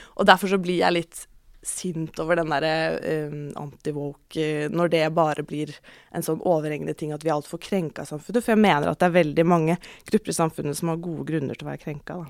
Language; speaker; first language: Norwegian; native; Norwegian